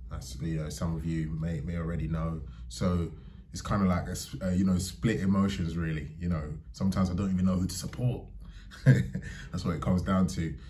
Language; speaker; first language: English; native; English